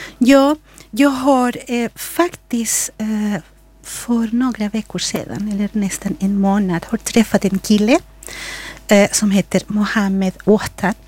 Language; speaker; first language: Swedish; non-native, fluent; Spanish